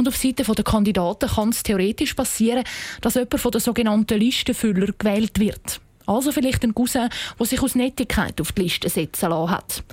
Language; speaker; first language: German; native; German